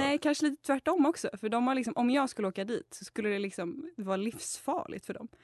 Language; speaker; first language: Swedish; native; Swedish